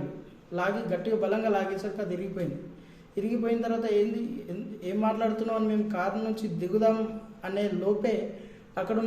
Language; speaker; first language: Telugu; native; Telugu